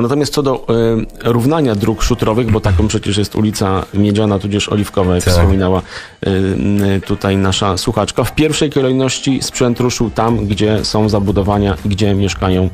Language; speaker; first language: Polish; native; Polish